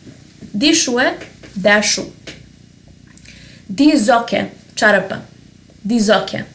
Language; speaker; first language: German; non-native, fluent; Serbian